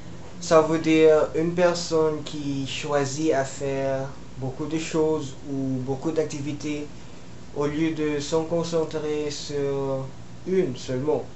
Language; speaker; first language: French; non-native, learner; Filipino